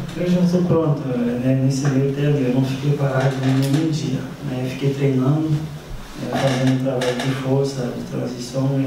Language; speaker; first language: Portuguese; non-native, fluent; French